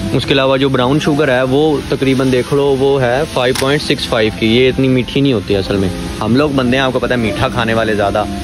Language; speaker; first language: Urdu; native; Urdu